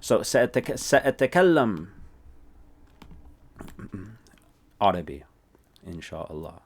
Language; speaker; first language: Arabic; non-native, fluent; English